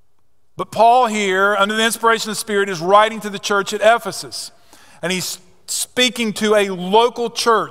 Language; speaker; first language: English; native; English